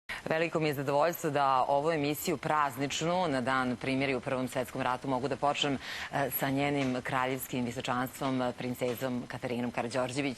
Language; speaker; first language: Serbian; native; Serbian